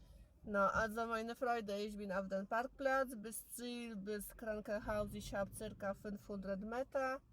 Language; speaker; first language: German; non-native, learner; Polish